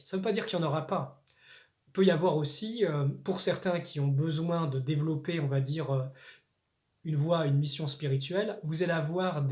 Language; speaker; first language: French; native; French